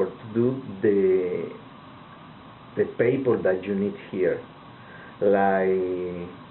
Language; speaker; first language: English; non-native, learner; Spanish